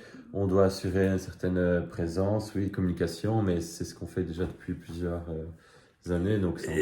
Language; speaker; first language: French; native; French